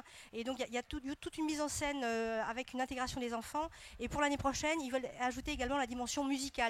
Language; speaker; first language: French; native; French